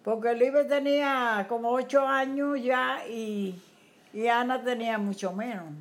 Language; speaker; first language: Spanish; native; Spanish